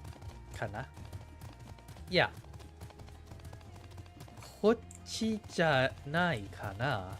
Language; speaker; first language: Japanese; non-native, fluent; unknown